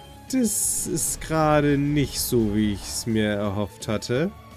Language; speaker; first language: German; native; German